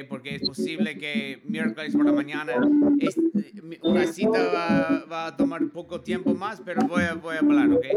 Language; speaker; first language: Spanish; non-native, learner; English